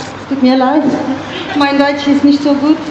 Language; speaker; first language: German; non-native, learner; Portuguese